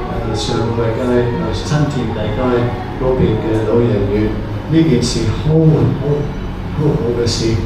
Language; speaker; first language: Cantonese; non-native, fluent; English